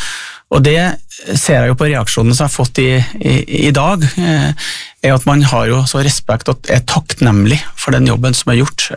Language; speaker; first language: Norwegian; native; Norwegian